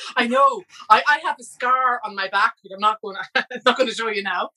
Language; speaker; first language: English; native; English